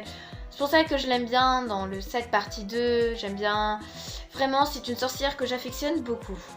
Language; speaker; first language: French; native; French